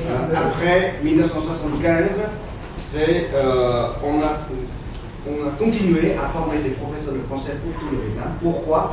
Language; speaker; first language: French; non-native, fluent; Vietnamese